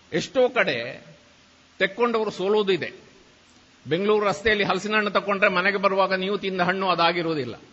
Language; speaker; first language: Kannada; native; Kannada